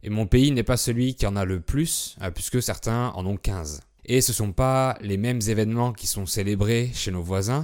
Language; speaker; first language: French; native; French